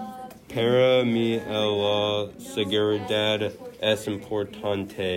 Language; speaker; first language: Spanish; non-native, learner; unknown